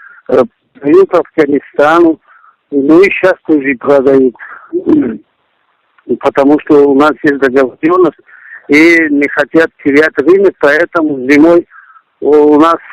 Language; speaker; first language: Russian; non-native, local second language; Tajik